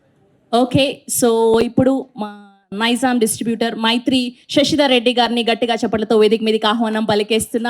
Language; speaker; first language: Telugu; native; Telugu